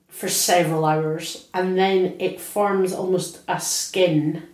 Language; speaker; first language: English; native; English